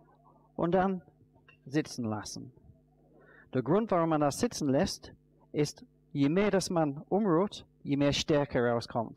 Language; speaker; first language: German; non-native, fluent; English